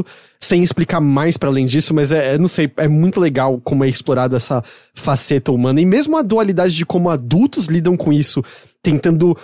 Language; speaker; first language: Portuguese; native; Portuguese